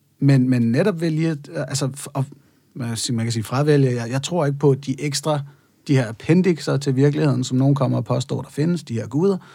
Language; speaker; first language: Danish; native; Danish